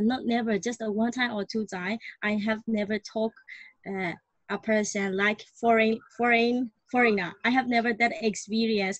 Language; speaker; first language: English; non-native, learner; Burmese